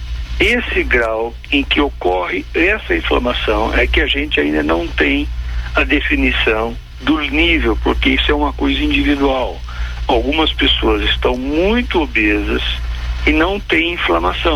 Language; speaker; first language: Portuguese; native; Portuguese